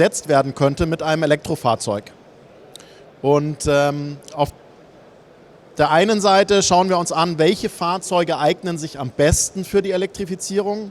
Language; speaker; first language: German; native; German